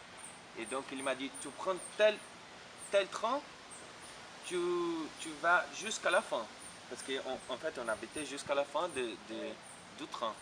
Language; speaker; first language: French; non-native, fluent; Portuguese